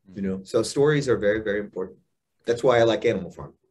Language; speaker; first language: English; native; English